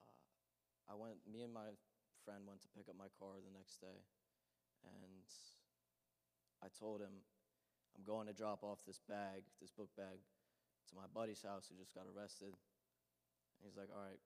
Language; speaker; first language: English; native; English